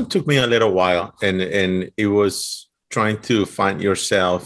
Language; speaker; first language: English; non-native, fluent; Spanish